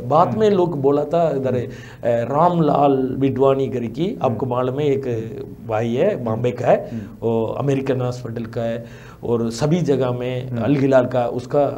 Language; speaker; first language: Hindi; non-native, local second language; Tamil